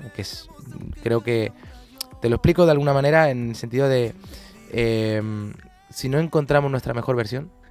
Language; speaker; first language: Spanish; native; Spanish